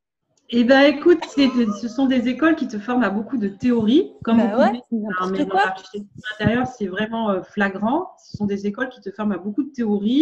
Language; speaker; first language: French; native; French